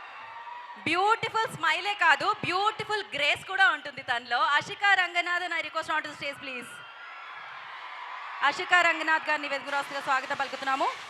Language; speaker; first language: Telugu; native; Telugu